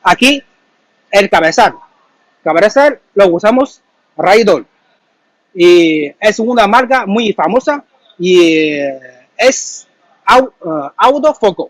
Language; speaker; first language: Spanish; non-native, learner; Chinese